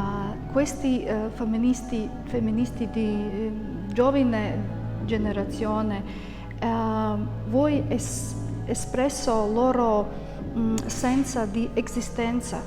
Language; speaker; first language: Italian; non-native, learner; Latvian